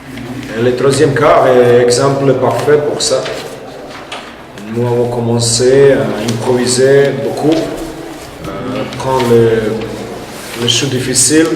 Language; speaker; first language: French; non-native, fluent; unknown